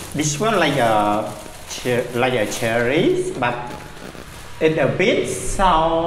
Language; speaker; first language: English; non-native, learner; Khmer